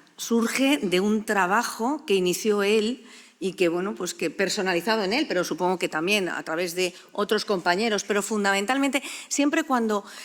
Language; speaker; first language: Spanish; native; Spanish